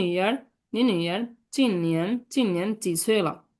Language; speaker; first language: Chinese; non-native, fluent; Bangla